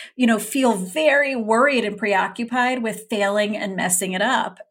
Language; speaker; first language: English; early bilingual, other home language; Urdu